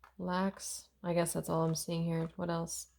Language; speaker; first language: English; native; English